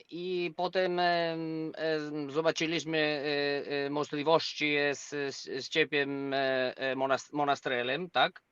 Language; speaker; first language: Polish; non-native, learner; Spanish